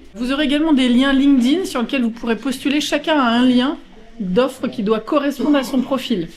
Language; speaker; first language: French; native; French